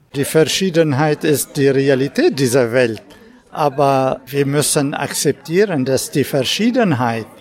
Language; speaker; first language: German; non-native, fluent; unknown